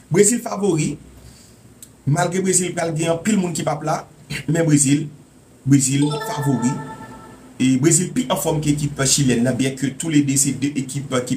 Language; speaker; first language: French; non-native, local second language; Haitian Creole